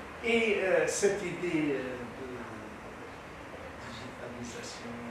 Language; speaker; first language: French; non-native, local second language; Arabic